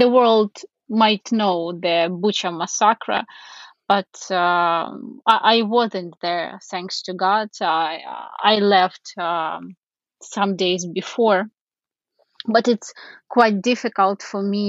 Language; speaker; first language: English; non-native, fluent; Ukrainian